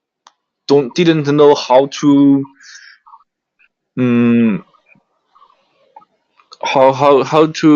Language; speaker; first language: English; non-native, learner; Chinese